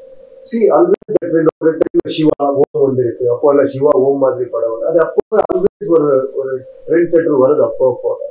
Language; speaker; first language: Tamil; non-native, learner; Kannada